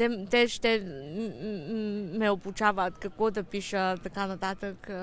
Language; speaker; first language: Bulgarian; non-native, fluent; Chinese